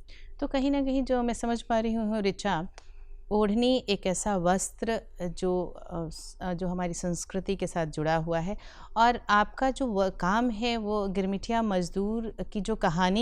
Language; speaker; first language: Hindi; native; Hindi